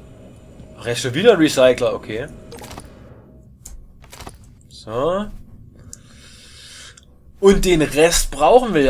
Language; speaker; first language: German; native; German